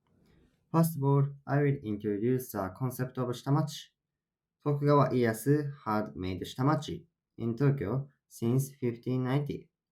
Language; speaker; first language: English; non-native, learner; Japanese